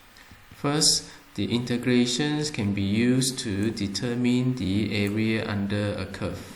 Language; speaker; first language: English; non-native, fluent; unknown